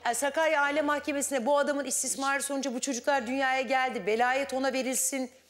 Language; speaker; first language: Turkish; native; Turkish